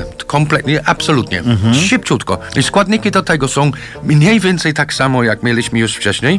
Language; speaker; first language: Polish; non-native, learner; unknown